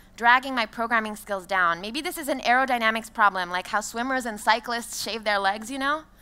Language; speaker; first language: English; non-native, fluent; French